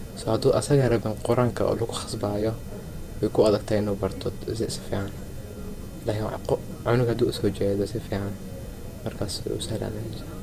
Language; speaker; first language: Somali; early bilingual, heritage; Somali